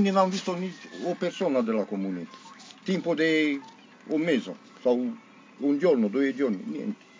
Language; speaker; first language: Italian; non-native, learner; Romanian